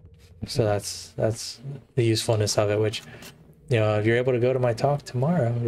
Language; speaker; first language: English; native; English